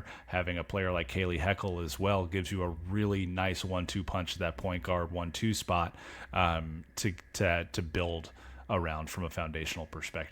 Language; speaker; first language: English; native; English